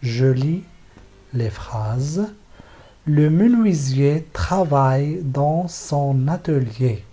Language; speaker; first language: French; non-native, local second language; Arabic